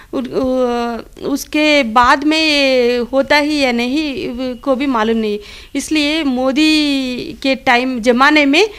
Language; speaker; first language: Hindi; non-native, local second language; Telugu